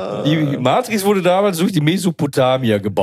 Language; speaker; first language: German; native; German